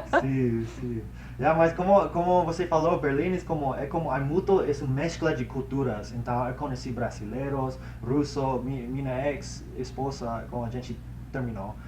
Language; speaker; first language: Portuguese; non-native, learner; English